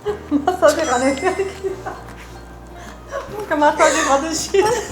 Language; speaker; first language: Korean; non-native, fluent; Russian